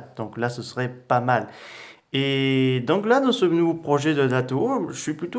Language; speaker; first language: French; native; French